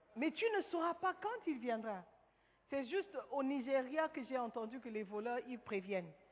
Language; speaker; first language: French; non-native, fluent; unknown